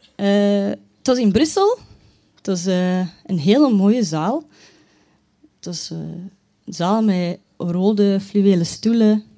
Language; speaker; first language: Dutch; native; Dutch